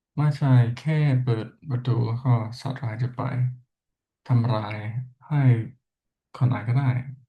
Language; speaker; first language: Thai; non-native, learner; English